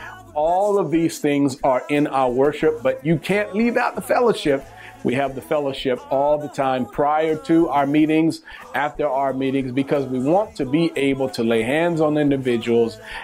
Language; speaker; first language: English; native; English